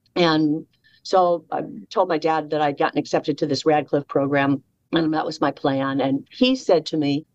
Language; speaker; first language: English; native; English